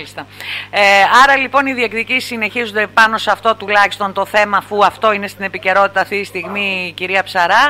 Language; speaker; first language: Greek; native; Greek